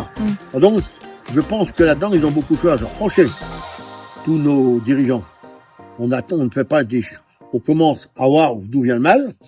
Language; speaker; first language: French; native; French